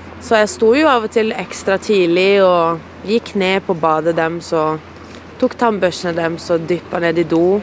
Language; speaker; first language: Norwegian; early bilingual, other home language; Portuguese